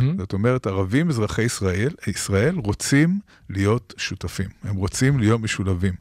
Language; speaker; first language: Hebrew; native; Hebrew